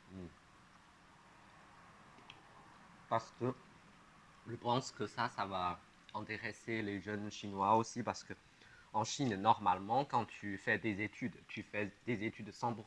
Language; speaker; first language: French; non-native, fluent; Chinese